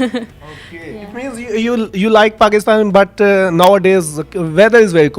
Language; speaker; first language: English; non-native, local second language; Urdu